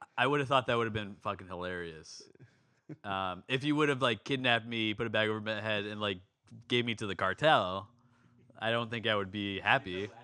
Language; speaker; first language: English; native; English